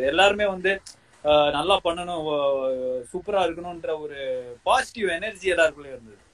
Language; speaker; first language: Tamil; native; Tamil